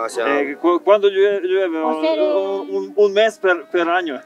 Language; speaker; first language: Spanish; non-native, learner; Serbian